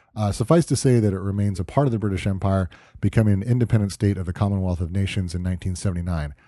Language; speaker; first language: English; native; English